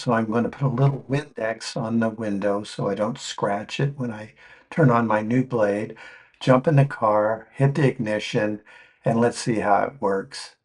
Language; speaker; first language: English; native; English